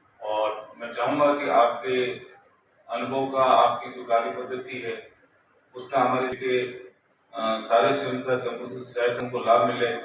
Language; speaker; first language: Hindi; native; Hindi